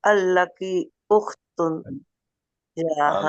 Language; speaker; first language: Arabic; non-native, learner; Urdu